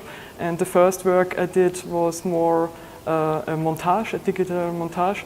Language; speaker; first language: English; non-native, fluent; German